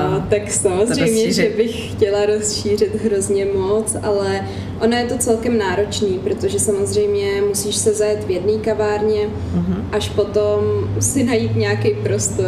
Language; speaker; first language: Czech; native; Czech